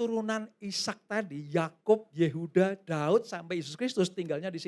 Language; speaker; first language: Indonesian; native; Indonesian